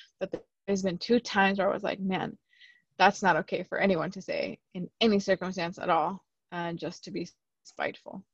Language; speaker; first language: English; early bilingual, other home language; Spanish